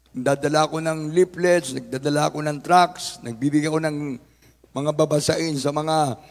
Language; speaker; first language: Filipino; native; Filipino